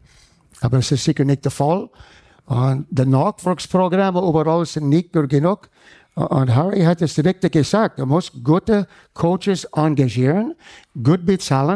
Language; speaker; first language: German; non-native, fluent; English